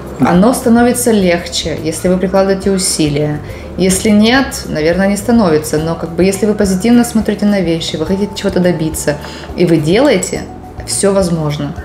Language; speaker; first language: Russian; native; Russian